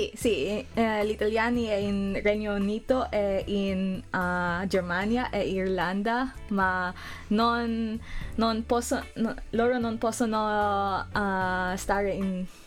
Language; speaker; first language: Italian; non-native, learner; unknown